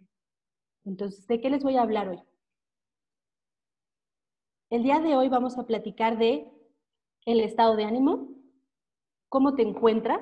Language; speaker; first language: Spanish; native; Spanish